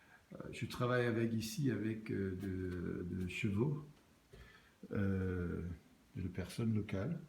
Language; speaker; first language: French; non-native, learner; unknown